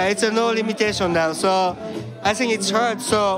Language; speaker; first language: English; non-native, learner; Japanese